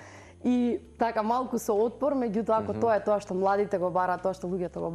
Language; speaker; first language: Macedonian; native; Macedonian